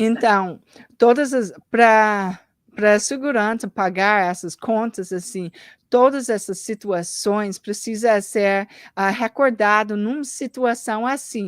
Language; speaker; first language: Portuguese; early bilingual, heritage; English